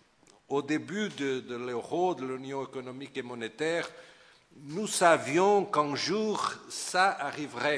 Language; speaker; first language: French; non-native, fluent; Portuguese